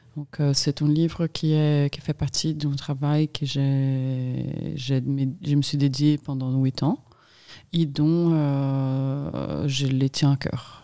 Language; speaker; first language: French; non-native, fluent; Portuguese